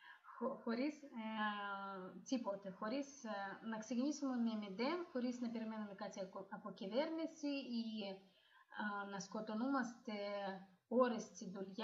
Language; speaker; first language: Greek; non-native, learner; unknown